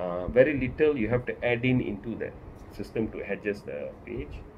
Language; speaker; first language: English; non-native, local second language; Tamil